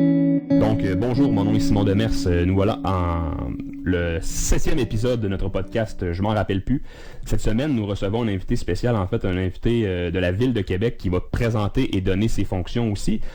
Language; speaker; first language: French; native; French